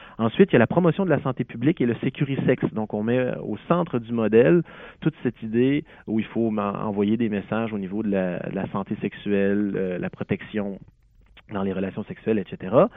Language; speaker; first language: French; native; French